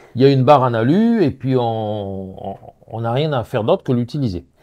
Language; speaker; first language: French; native; French